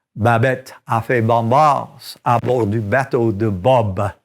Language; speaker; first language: French; non-native, fluent; English